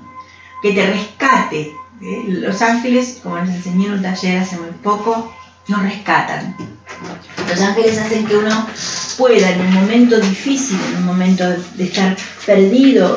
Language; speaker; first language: Spanish; native; Spanish